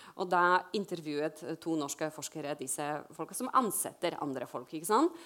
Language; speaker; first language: Norwegian; non-native, fluent; Polish